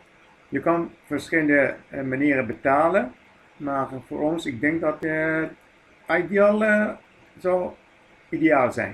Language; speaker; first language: Dutch; non-native, fluent; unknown